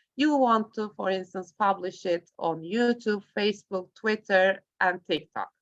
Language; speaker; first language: English; non-native, fluent; Turkish